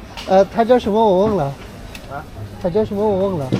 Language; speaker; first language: Chinese; non-native, learner; Urdu